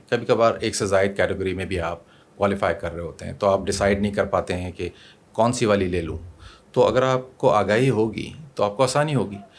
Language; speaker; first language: Urdu; native; Urdu